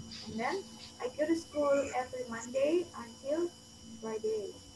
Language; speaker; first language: English; non-native, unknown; Indonesian